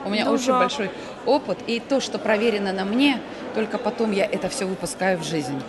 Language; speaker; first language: Polish; non-native, learner; Russian